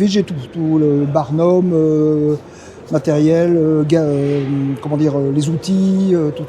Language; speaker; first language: French; native; French